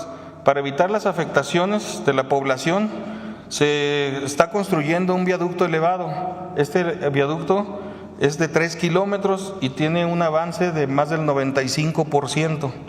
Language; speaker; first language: Spanish; native; Spanish